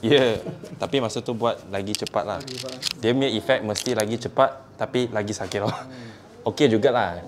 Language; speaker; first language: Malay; non-native, local second language; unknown